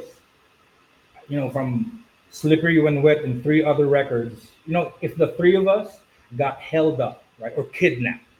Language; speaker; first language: English; non-native, local second language; Filipino